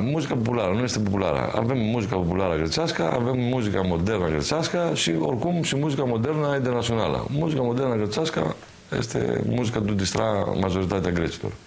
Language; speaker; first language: Romanian; non-native, learner; Greek